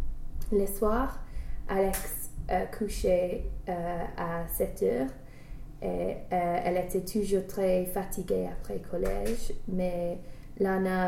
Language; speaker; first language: French; non-native, learner; English